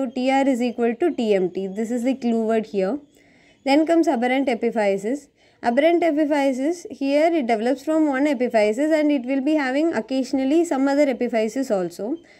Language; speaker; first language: English; non-native, local second language; Tamil